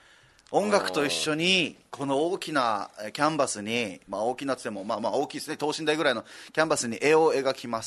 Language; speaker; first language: Japanese; native; Japanese